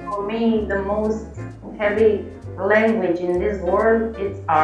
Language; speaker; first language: English; non-native, learner; Romanian